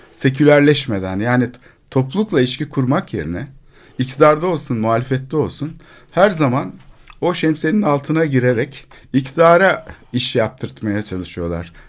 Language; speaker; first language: Turkish; native; Turkish